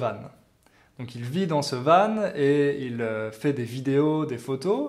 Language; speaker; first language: French; native; French